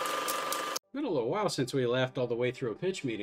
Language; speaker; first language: English; native; English